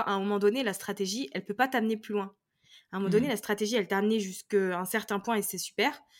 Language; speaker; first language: French; native; French